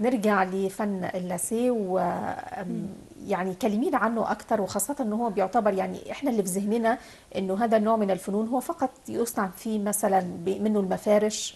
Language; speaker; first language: Arabic; native; Arabic